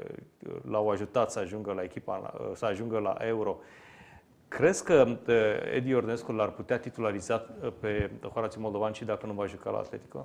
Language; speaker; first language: Romanian; native; Romanian